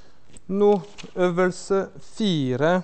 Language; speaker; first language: Norwegian; non-native, fluent; French